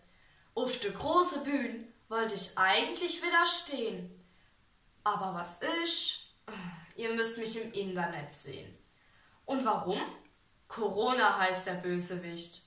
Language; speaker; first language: German; native; German